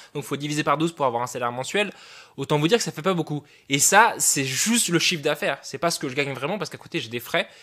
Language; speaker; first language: French; native; French